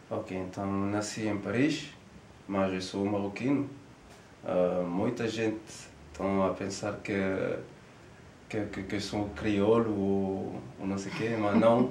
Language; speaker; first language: Spanish; non-native, learner; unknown